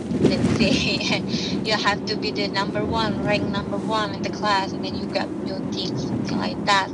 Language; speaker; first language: English; non-native, learner; Indonesian